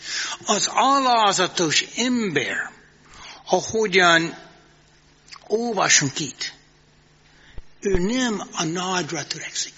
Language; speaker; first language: Hungarian; non-native, fluent; English